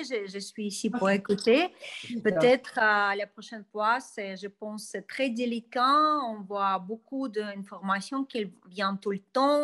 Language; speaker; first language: French; non-native, fluent; Russian